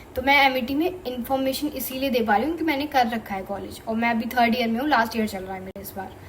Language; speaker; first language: Hindi; native; Hindi